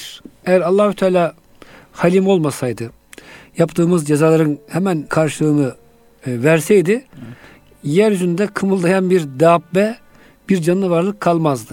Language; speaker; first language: Turkish; native; Turkish